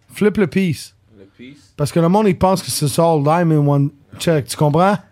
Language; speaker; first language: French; native; French